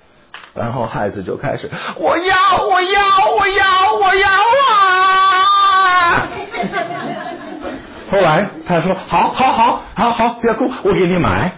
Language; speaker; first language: Chinese; non-native, fluent; English